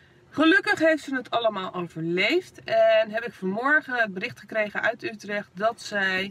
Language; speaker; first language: Dutch; native; Dutch